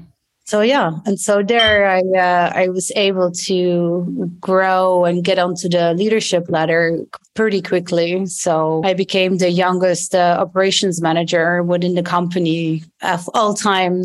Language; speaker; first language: English; non-native, fluent; Dutch